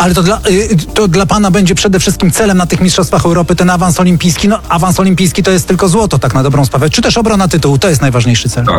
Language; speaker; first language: Polish; native; Polish